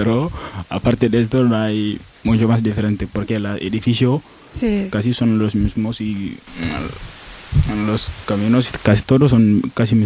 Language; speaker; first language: Spanish; non-native, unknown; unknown